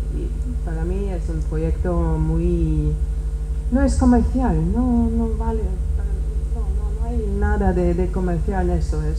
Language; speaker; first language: Spanish; non-native, fluent; Czech